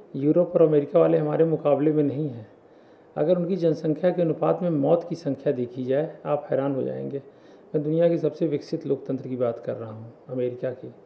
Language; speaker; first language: Hindi; native; Hindi